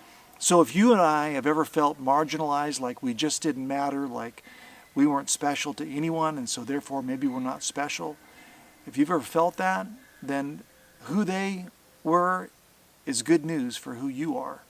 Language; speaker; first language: English; native; English